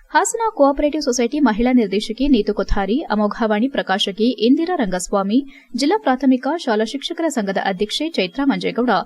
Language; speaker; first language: Kannada; native; Kannada